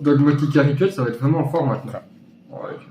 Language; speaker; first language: French; native; French